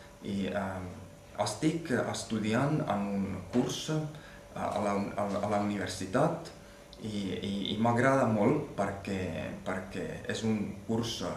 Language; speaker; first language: Catalan; non-native, learner; Finnish